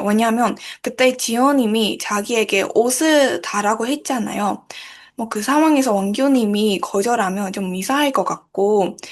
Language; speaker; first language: Korean; non-native, learner; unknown